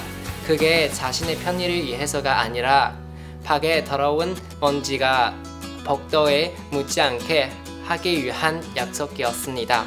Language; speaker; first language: Korean; non-native, learner; Chinese